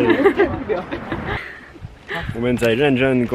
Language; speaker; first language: Chinese; non-native, fluent; French